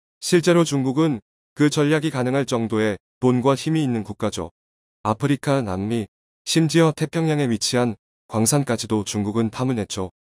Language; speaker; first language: Korean; native; Korean